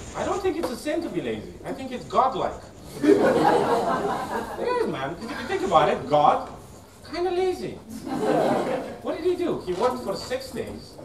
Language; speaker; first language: English; non-native, fluent; Romanian